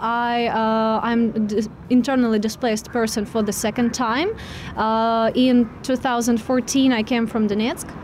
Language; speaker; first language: English; non-native, fluent; Russian